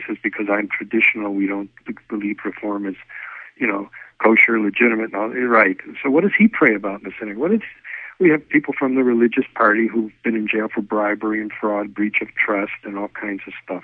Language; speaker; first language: English; early bilingual, other home language; Yiddish